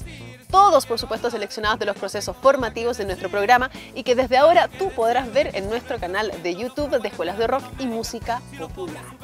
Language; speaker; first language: Spanish; native; Spanish